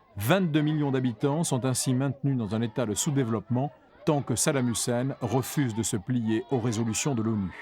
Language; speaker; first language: French; native; French